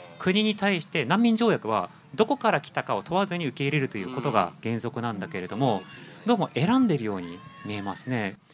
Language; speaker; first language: Japanese; native; Japanese